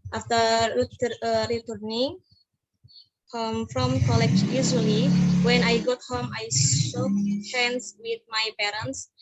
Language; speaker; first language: English; non-native, learner; Indonesian